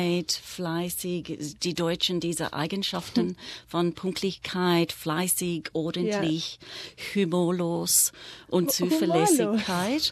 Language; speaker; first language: German; non-native, fluent; English